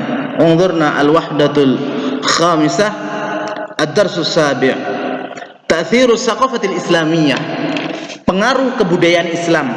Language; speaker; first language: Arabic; non-native, fluent; Indonesian